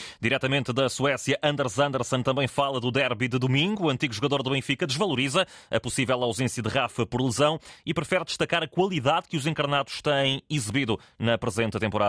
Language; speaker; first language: Portuguese; native; Portuguese